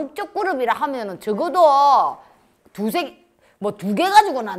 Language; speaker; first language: Korean; native; Korean